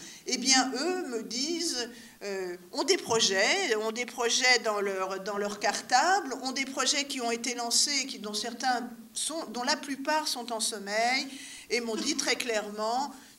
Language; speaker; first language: French; native; French